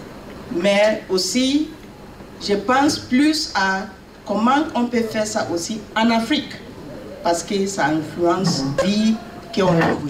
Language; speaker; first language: French; non-native, learner; English